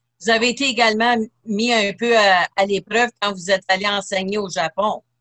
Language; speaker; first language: French; native; French